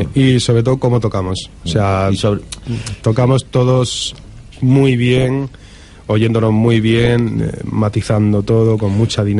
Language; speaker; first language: Spanish; native; Spanish